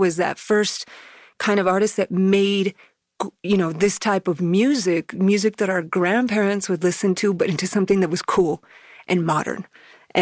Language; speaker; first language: English; native; English